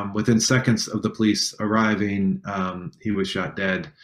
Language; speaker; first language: English; native; English